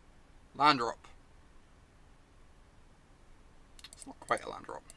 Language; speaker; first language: English; native; English